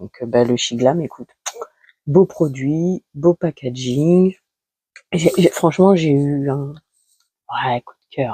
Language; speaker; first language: French; native; French